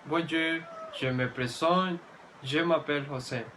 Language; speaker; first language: French; non-native, learner; Spanish